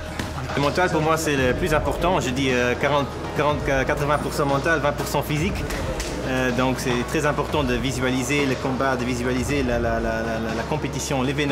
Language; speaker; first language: French; non-native, local second language; Luxembourgish